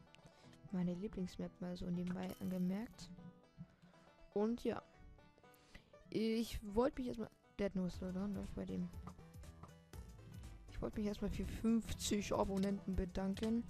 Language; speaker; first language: German; native; German